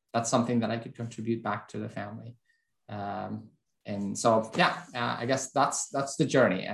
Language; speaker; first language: English; non-native, fluent; Persian